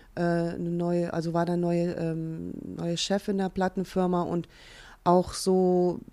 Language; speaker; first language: German; early bilingual, other home language; Hungarian